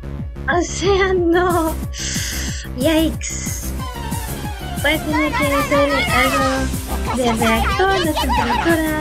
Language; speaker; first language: Spanish; early bilingual, heritage; Spanish